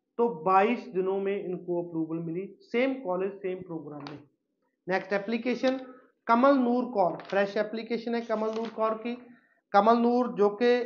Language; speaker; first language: Hindi; non-native, local second language; Punjabi